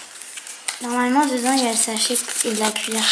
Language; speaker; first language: French; native; French